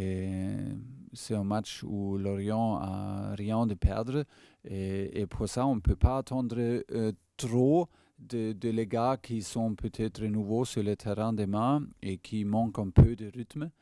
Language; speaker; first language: French; non-native, fluent; German